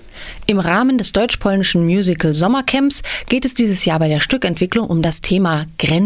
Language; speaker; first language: German; native; German